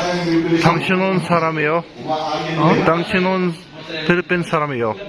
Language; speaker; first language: Korean; non-native, learner; Filipino